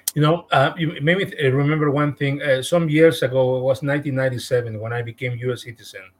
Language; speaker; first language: English; non-native, fluent; Spanish